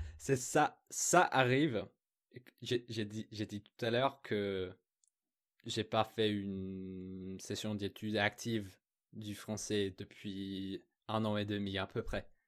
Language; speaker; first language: French; non-native, fluent; English